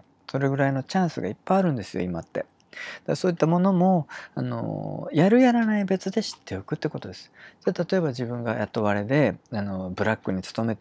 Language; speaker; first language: Japanese; native; Japanese